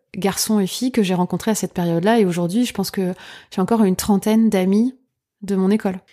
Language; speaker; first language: French; native; French